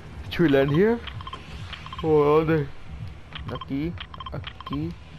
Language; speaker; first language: English; early bilingual, other home language; Spanish